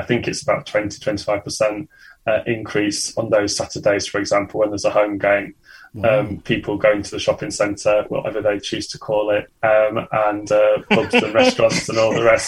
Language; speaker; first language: English; native; English